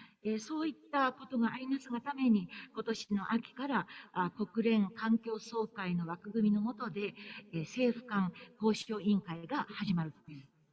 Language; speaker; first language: Japanese; native; Japanese